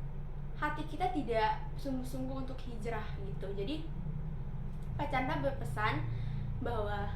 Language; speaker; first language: Indonesian; native; Indonesian